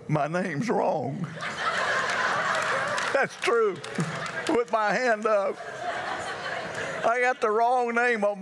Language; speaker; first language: English; native; English